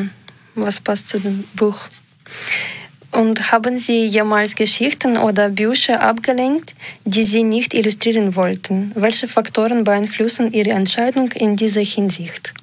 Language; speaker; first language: German; non-native, learner; Ukrainian